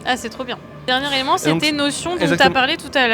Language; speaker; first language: French; native; French